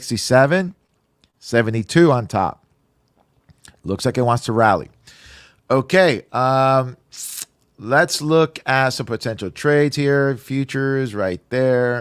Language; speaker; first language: English; native; English